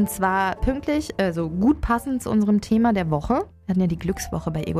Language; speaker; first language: German; native; German